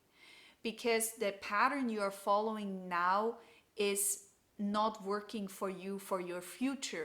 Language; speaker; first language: English; non-native, fluent; German